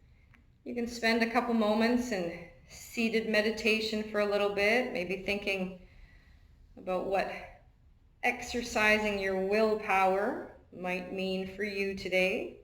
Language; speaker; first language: English; native; English